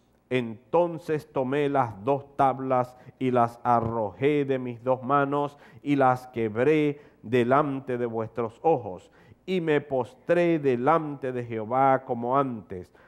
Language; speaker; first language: Spanish; native; Spanish